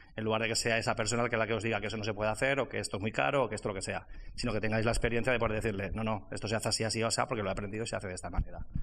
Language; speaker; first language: Spanish; non-native, fluent; French